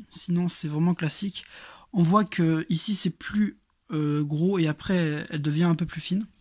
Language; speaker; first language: French; native; French